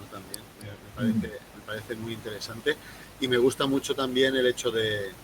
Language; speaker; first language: Spanish; native; Spanish